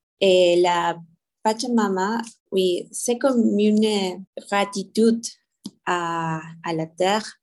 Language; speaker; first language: French; non-native, learner; Spanish